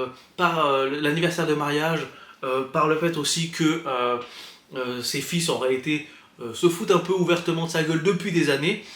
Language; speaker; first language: French; native; French